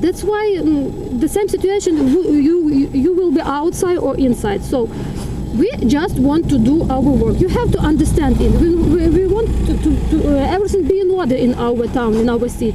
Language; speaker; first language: English; non-native, learner; Ukrainian